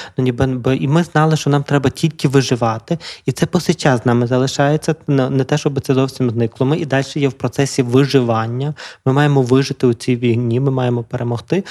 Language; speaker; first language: Ukrainian; native; Ukrainian